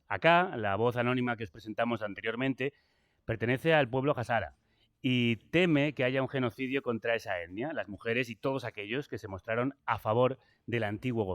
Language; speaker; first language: Spanish; native; Spanish